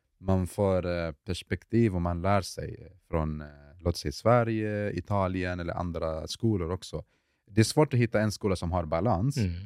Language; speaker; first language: Swedish; early bilingual, other home language; Arabic